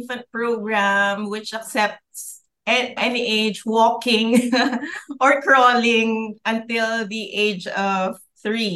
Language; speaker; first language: English; non-native, local second language; Filipino